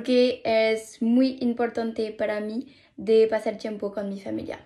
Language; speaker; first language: Spanish; non-native, learner; French